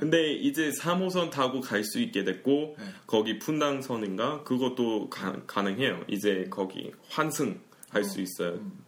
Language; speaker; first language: Korean; early bilingual, heritage; Korean